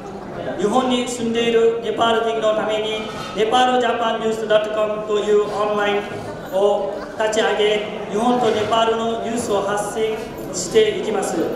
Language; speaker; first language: Japanese; non-native, fluent; Newari